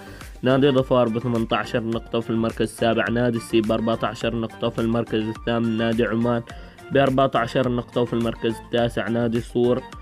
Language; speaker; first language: Arabic; native; Arabic